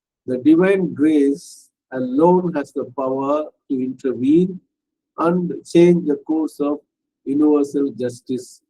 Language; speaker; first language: English; non-native, local second language; Tamil